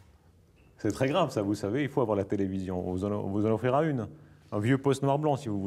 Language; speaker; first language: French; native; French